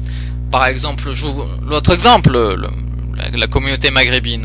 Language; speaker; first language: French; early bilingual, other home language; Portuguese